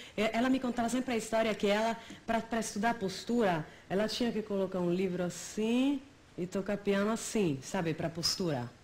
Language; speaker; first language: Portuguese; non-native, fluent; Italian